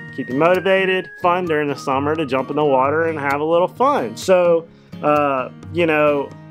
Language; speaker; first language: English; native; English